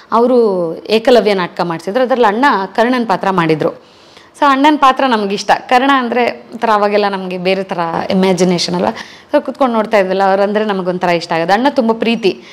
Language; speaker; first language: Kannada; native; Kannada